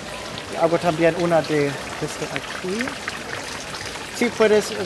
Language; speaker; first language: Spanish; non-native, learner; German